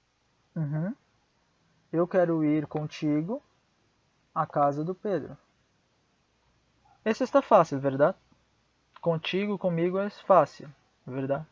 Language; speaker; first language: Portuguese; non-native, fluent; Spanish